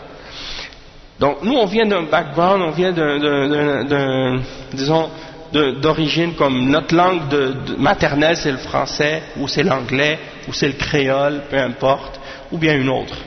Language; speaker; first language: French; native; French